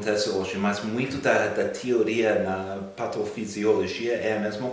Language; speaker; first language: Portuguese; non-native, fluent; English